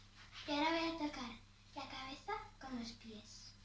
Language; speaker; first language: Spanish; native; Spanish